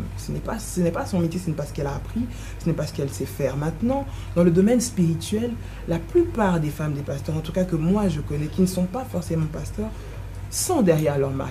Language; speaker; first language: French; non-native, local second language; Lingala